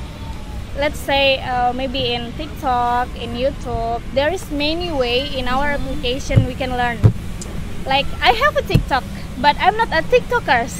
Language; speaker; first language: English; non-native, learner; Indonesian